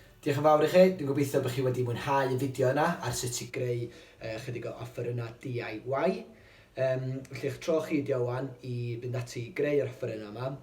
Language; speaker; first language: Welsh; native; Welsh